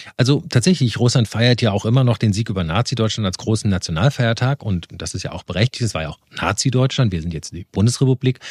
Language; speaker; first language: German; native; German